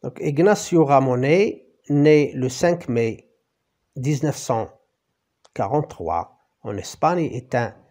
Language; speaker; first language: French; non-native, local second language; Arabic